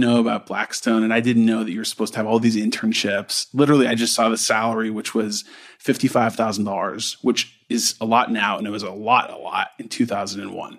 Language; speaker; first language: English; native; English